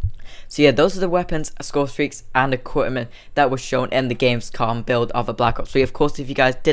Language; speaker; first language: English; native; English